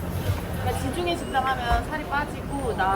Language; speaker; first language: Korean; native; Korean